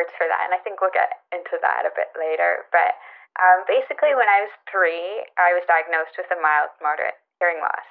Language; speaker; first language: English; native; English